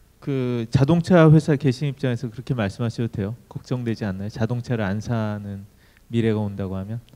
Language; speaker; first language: Korean; native; Korean